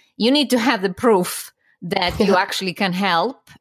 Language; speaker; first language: English; non-native, fluent; Icelandic